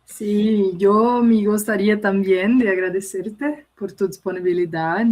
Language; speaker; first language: Spanish; non-native, learner; Portuguese